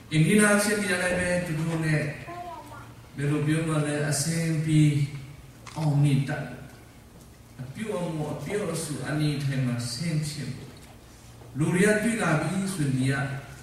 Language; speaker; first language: Burmese; non-native, local second language; Hakha Chin